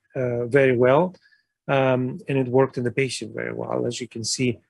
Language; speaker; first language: English; non-native, fluent; Greek